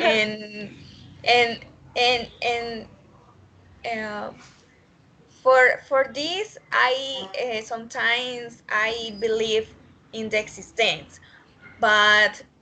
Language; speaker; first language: English; non-native, learner; Spanish